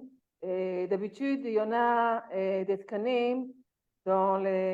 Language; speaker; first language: French; non-native, learner; Hebrew